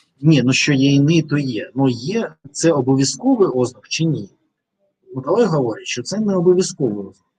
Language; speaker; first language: Ukrainian; non-native, learner; Russian